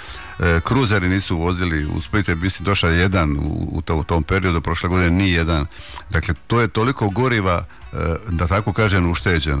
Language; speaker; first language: Croatian; native; Croatian